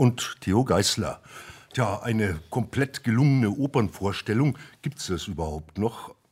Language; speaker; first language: German; native; German